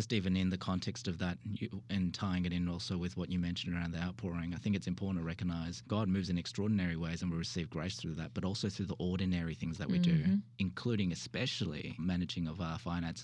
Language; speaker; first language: English; native; English